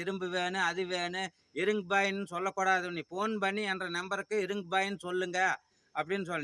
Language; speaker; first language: Tamil; native; Tamil